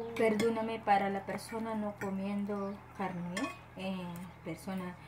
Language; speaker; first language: Spanish; non-native, learner; Filipino